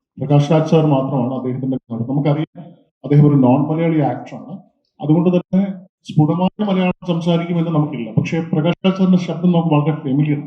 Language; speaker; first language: Malayalam; native; Malayalam